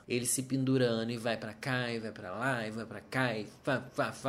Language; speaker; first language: Portuguese; native; Portuguese